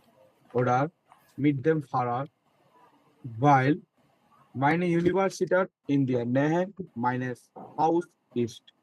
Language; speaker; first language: German; non-native, learner; Bangla